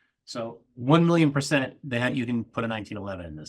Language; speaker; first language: English; native; English